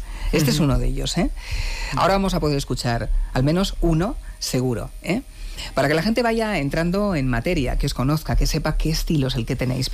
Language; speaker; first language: Spanish; native; Spanish